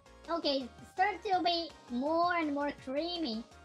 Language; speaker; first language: English; non-native, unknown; Japanese